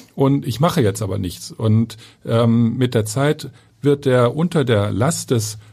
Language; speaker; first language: German; native; German